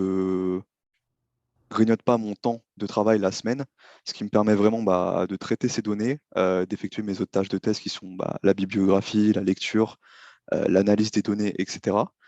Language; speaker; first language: French; native; French